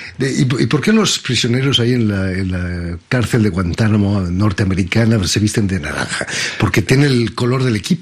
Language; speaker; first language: Spanish; native; Spanish